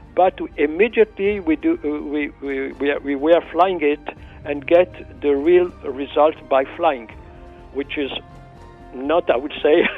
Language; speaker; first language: English; non-native, fluent; Arabic